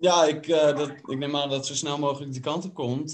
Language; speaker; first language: Dutch; native; Dutch